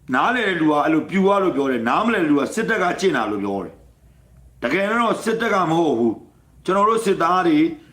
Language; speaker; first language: Burmese; native; Burmese